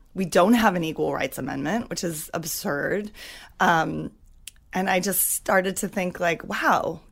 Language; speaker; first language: English; native; English